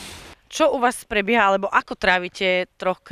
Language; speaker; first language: Slovak; native; Slovak